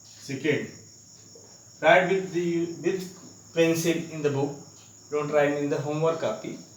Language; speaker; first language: English; non-native, local second language; Hindi